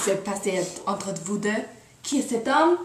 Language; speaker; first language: French; non-native, learner; English